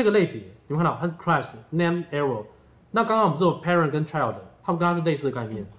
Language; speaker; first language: Chinese; native; Chinese